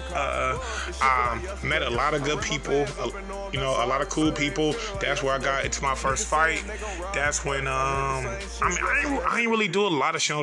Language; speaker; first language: English; native; English